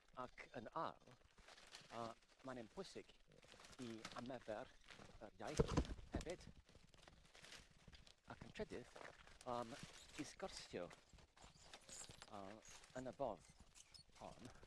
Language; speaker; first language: Welsh; non-native, learner; English